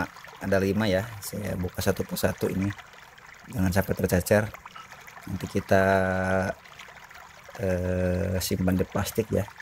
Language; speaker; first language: Indonesian; native; Indonesian